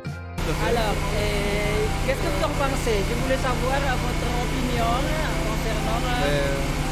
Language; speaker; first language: French; non-native, fluent; Indonesian